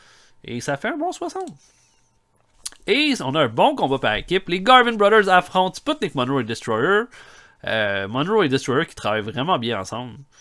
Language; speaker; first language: French; native; French